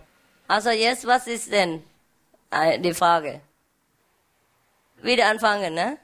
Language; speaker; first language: German; non-native, fluent; Vietnamese